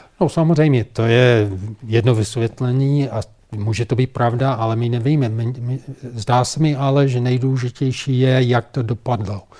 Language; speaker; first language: Czech; non-native, fluent; English